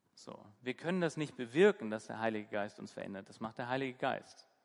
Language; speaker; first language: German; native; German